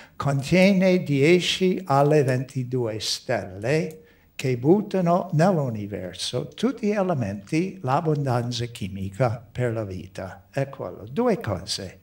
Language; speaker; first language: Italian; non-native, fluent; English